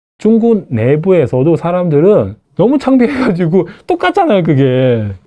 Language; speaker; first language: Korean; non-native, fluent; Chinese